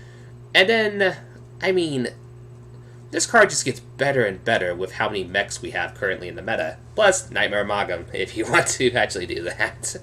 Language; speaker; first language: English; native; English